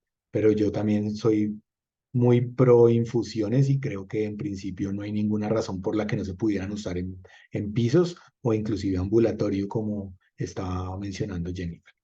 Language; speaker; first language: Spanish; native; Spanish